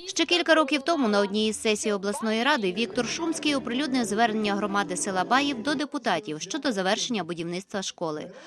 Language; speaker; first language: Ukrainian; native; Ukrainian